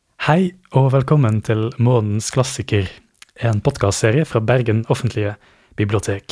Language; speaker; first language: Norwegian; native; Norwegian